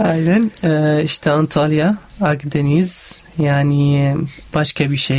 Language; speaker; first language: Turkish; non-native, learner; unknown